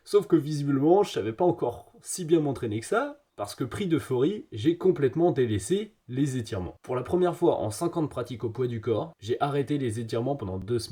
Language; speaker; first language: French; native; French